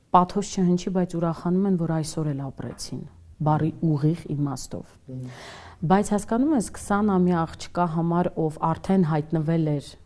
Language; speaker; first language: Armenian; native; Armenian